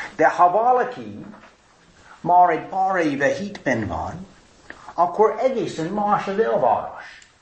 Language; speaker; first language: Hungarian; non-native, fluent; English